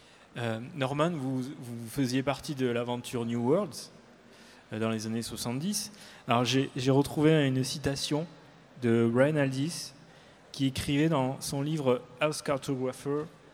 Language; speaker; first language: French; native; French